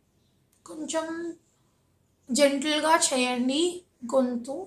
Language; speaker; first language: Telugu; native; Telugu